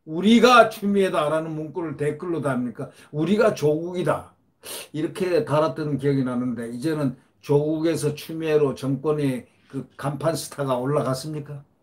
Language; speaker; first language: Korean; native; Korean